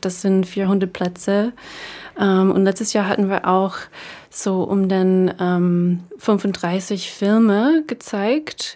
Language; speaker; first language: German; non-native, fluent; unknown